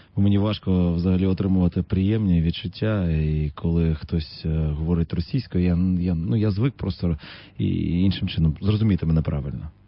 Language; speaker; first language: Ukrainian; non-native, local second language; Russian